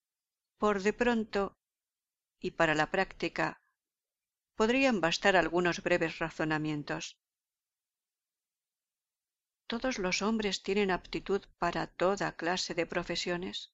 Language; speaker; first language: Spanish; native; Spanish